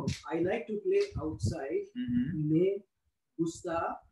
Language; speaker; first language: English; non-native, local second language; Hindi